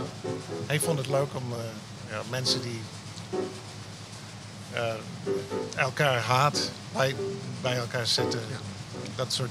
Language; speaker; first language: Dutch; non-native, fluent; English